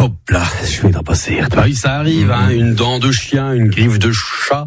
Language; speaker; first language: French; native; French